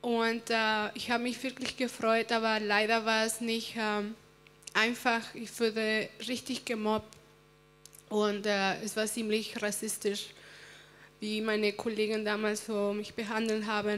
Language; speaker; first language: German; non-native, fluent; Spanish